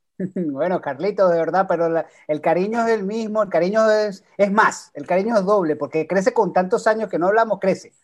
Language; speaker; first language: Spanish; native; Spanish